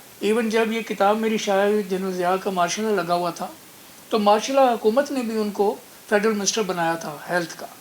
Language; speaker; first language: Urdu; non-native, local second language; Punjabi